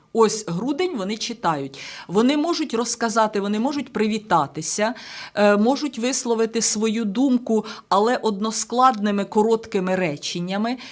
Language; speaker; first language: Ukrainian; native; Ukrainian